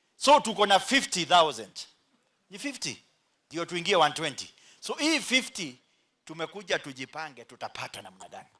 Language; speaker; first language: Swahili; native; Swahili